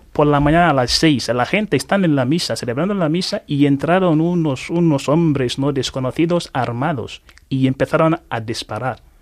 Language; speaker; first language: Spanish; non-native, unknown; Igbo